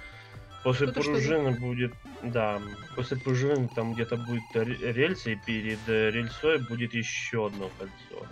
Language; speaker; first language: Russian; native; Russian